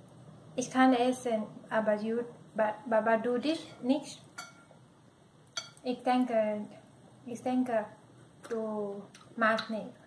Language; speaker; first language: German; non-native, learner; Thai